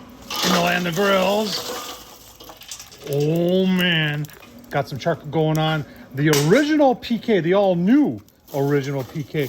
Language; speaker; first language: English; native; English